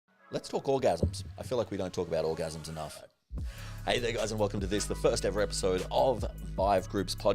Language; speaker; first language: English; native; English